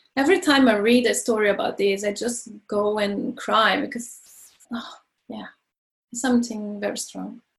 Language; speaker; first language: English; non-native, learner; Portuguese